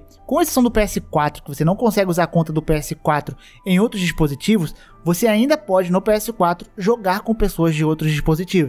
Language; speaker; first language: Portuguese; native; Portuguese